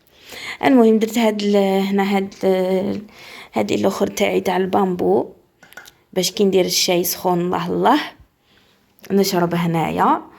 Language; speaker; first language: Arabic; native; Arabic